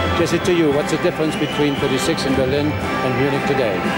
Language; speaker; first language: English; non-native, fluent; German